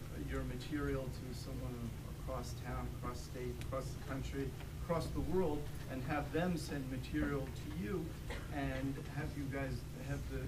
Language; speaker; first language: English; native; English